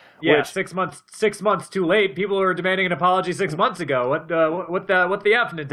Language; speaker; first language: English; native; English